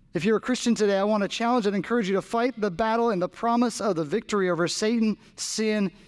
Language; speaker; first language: English; native; English